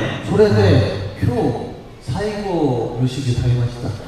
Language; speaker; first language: Japanese; non-native, learner; Korean